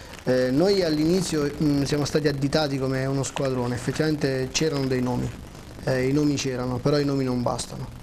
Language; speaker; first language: Italian; native; Italian